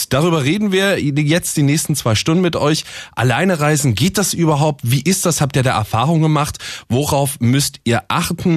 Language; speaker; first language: German; native; German